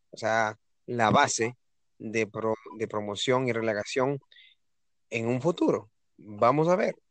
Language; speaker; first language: Spanish; native; Spanish